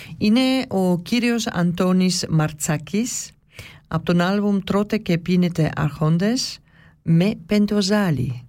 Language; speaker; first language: Greek; early bilingual, heritage; Greek